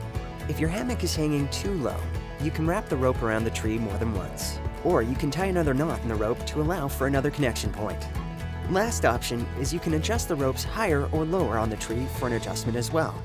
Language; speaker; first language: English; native; English